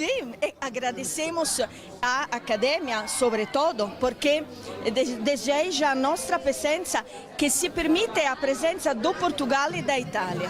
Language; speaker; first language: Portuguese; non-native, fluent; Italian